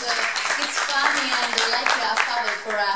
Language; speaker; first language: English; non-native, local second language; Italian